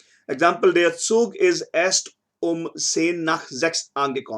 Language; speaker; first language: German; non-native, fluent; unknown